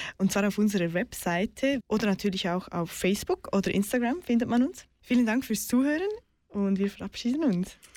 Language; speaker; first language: German; native; German